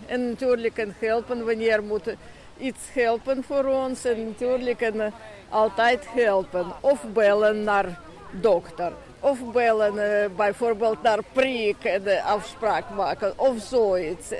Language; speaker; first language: Dutch; non-native, learner; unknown